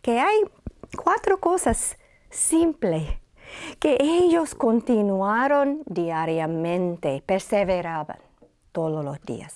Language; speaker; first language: Spanish; non-native, fluent; English